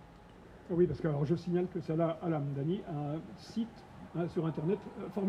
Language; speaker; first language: French; native; French